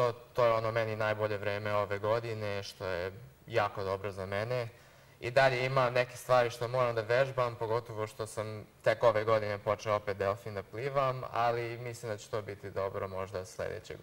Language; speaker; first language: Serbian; early bilingual, heritage; Serbian